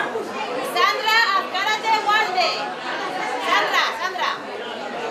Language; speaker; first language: Spanish; native; Spanish